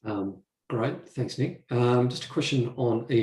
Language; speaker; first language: English; native; English